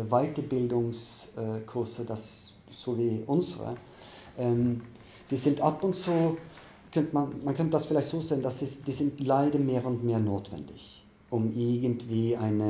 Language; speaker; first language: German; non-native, fluent; Norwegian